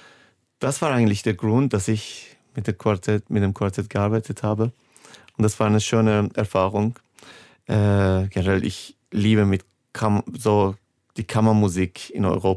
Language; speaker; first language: German; non-native, fluent; Persian